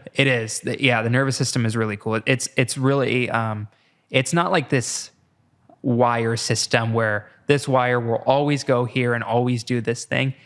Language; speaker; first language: English; native; English